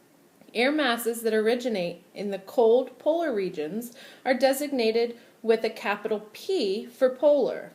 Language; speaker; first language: English; native; English